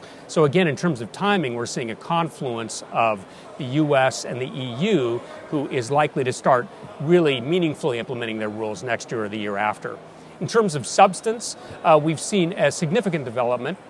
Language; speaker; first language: English; native; English